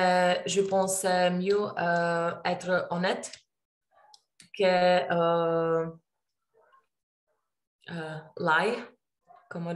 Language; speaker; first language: French; non-native, learner; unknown